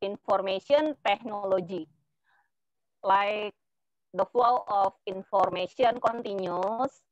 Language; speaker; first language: English; non-native, learner; Indonesian